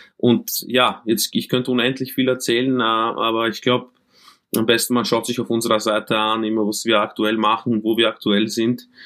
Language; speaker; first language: German; early bilingual, other home language; Croatian